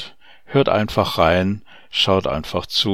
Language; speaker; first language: German; native; German